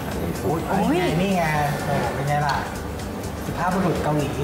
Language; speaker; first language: Thai; native; Thai